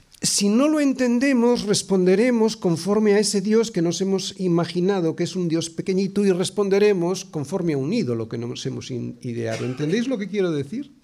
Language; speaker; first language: Spanish; native; Spanish